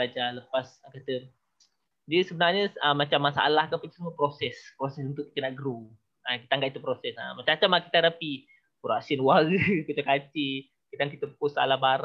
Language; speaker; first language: Malay; native; Malay